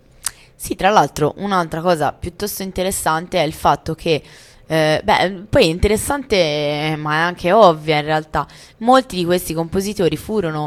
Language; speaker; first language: Italian; native; Italian